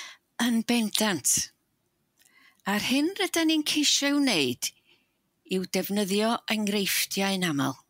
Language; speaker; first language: Welsh; native; Welsh